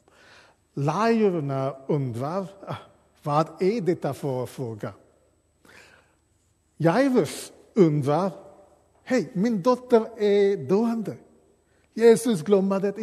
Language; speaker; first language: Swedish; non-native, fluent; English